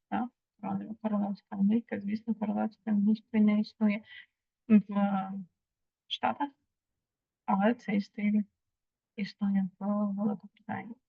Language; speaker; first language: Ukrainian; native; Ukrainian